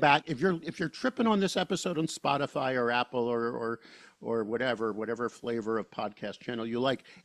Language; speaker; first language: English; native; English